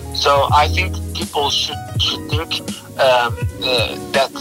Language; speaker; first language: English; non-native, fluent; Portuguese